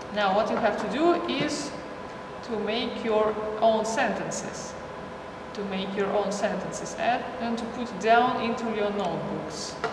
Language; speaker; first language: English; non-native, fluent; Russian